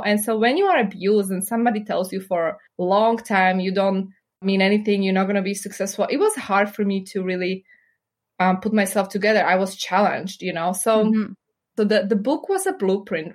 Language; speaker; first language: English; non-native, fluent; Slovak